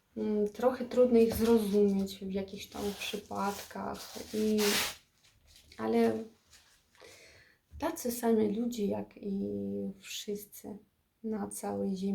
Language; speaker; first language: Polish; non-native, fluent; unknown